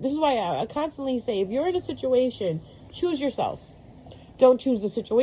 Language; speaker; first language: English; native; English